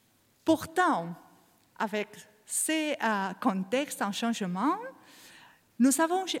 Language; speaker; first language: French; non-native, learner; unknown